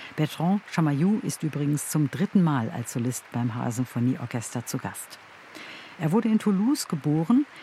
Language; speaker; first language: German; native; German